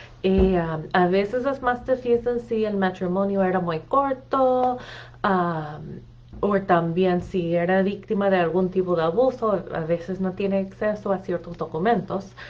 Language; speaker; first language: Spanish; non-native, fluent; English